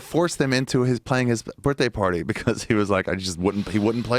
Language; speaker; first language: English; native; English